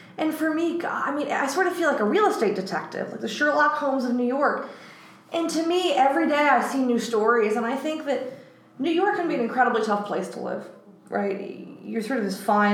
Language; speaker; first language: English; native; English